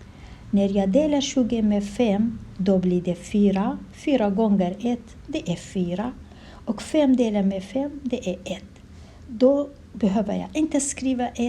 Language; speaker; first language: Swedish; non-native, learner; Kurdish